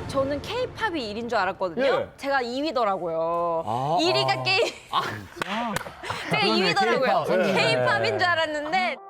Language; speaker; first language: Korean; native; Korean